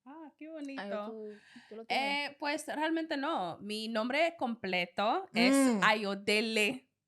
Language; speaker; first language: Spanish; non-native, learner; English